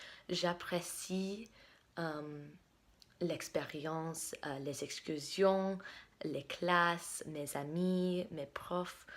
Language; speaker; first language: French; non-native, fluent; English